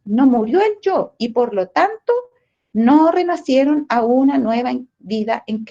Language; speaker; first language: Spanish; native; Spanish